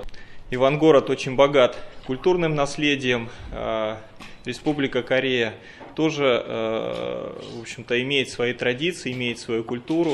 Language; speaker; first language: Russian; native; Russian